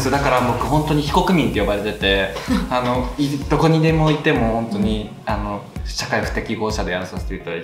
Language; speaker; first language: Japanese; early bilingual, other home language; Korean